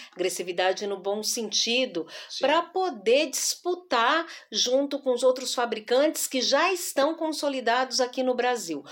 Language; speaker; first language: Portuguese; native; Portuguese